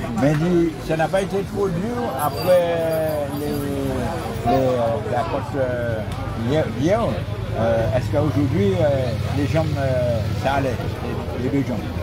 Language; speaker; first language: French; native; French